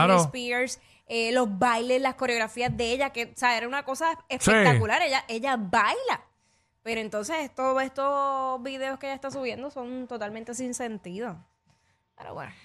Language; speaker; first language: Spanish; native; Spanish